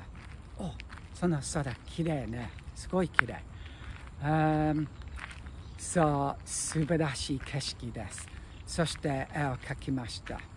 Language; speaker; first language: Japanese; non-native, learner; English